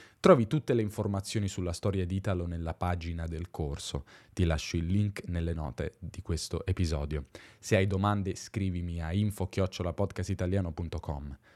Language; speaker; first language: Italian; native; Italian